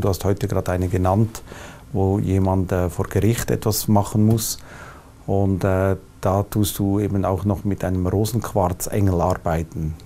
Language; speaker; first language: German; native; German